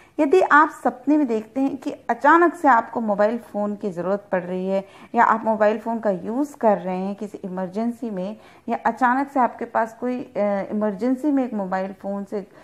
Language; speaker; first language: Hindi; native; Hindi